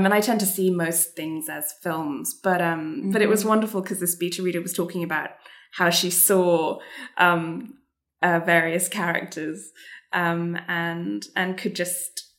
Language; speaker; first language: English; native; English